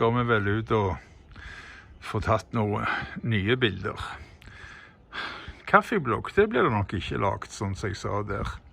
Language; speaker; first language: Norwegian; native; Norwegian